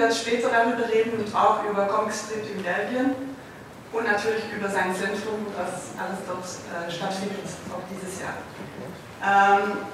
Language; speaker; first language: German; non-native, fluent; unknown